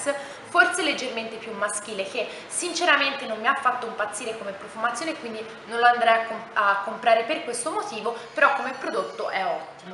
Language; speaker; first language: Italian; native; Italian